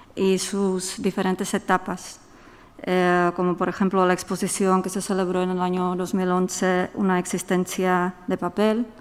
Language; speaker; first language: Spanish; non-native, fluent; Czech